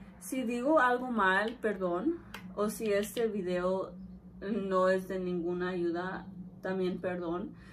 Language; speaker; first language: Spanish; early bilingual, heritage; Spanish